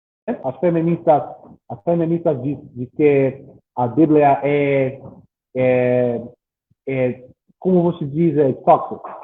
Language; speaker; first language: Portuguese; non-native, learner; English